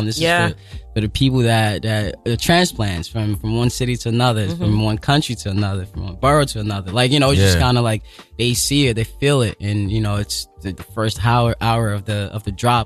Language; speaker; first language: English; non-native, local second language; Yoruba